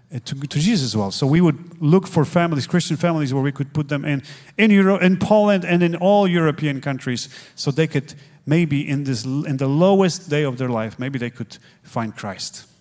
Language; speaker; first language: English; non-native, fluent; Polish